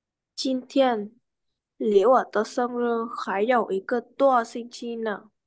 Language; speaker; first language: Chinese; non-native, learner; Vietnamese